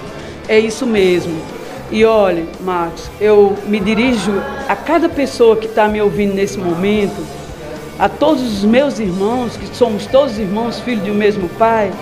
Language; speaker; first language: Portuguese; native; Portuguese